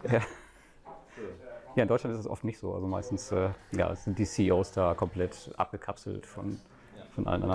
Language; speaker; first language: German; native; German